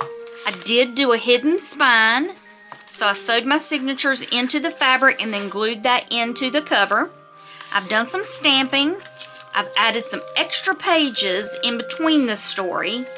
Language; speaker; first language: English; native; English